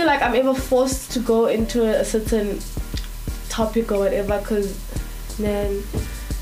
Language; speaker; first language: English; non-native, local second language; Zulu